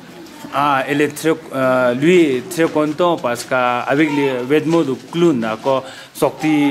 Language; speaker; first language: French; non-native, learner; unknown